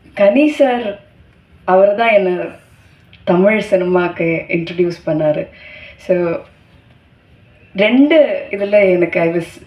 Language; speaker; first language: Tamil; non-native, fluent; Malayalam